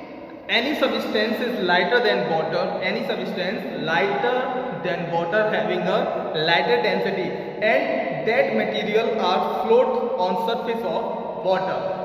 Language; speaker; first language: English; non-native, local second language; Hindi